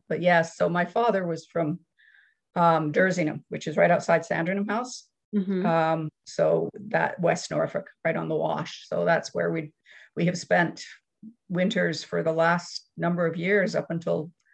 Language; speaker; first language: English; native; English